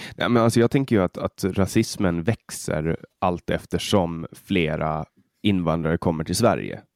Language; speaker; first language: Swedish; native; Swedish